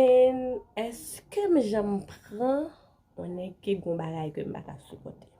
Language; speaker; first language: French; non-native, learner; Haitian Creole